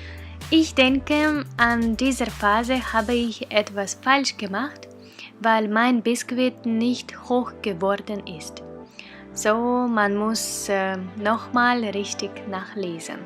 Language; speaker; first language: German; non-native, fluent; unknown